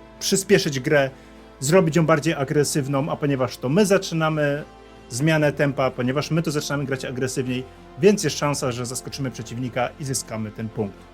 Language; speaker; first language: Polish; native; Polish